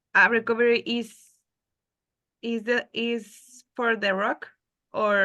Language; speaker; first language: English; non-native, learner; Spanish